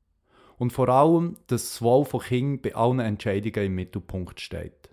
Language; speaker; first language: German; native; German